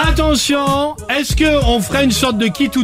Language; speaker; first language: French; native; French